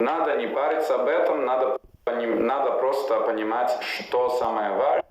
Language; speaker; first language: Russian; non-native, fluent; Italian